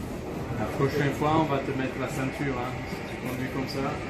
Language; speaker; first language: French; native; French